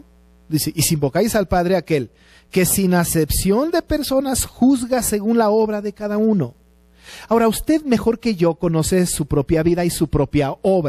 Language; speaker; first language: Spanish; native; Spanish